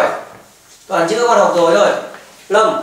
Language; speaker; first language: Vietnamese; native; Vietnamese